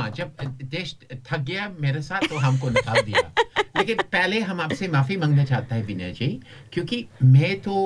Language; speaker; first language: Hindi; non-native, learner; English